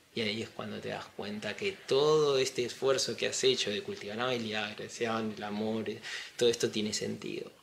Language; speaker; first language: Spanish; native; Spanish